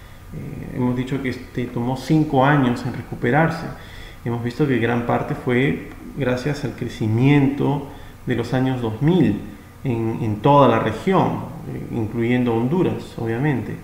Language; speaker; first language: Spanish; native; Spanish